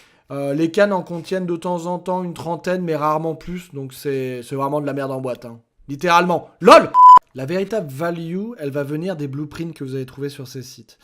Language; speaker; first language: French; native; French